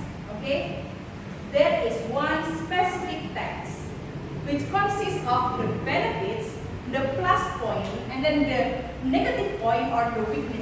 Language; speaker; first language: English; non-native, fluent; Indonesian